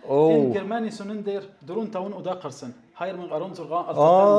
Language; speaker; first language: Mongolian; non-native, learner; Arabic